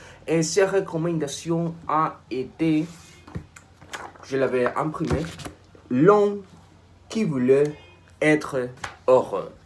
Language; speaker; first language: French; non-native, learner; Spanish